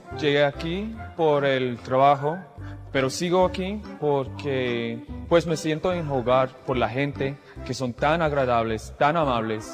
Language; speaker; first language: Spanish; non-native, fluent; English